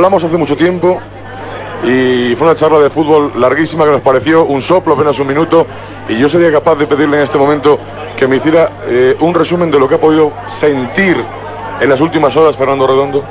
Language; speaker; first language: Spanish; native; Spanish